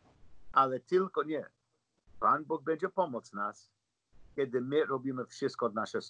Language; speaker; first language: Polish; non-native, learner; English